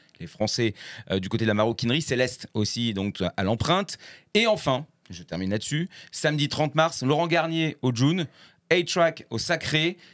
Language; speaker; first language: French; native; French